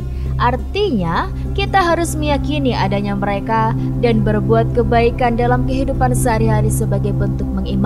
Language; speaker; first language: Indonesian; native; Indonesian